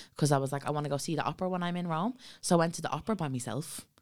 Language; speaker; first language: English; native; English